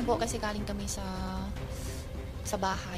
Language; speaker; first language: Filipino; non-native, learner; Chinese